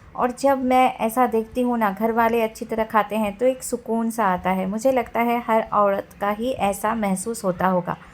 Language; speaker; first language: Hindi; non-native, local second language; Bangla